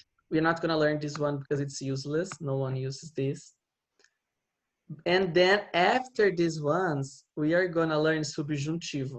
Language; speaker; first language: English; non-native, fluent; Portuguese